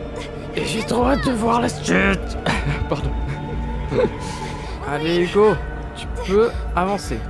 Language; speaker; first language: French; native; French